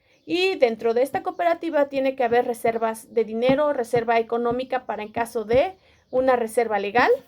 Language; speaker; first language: Spanish; native; Spanish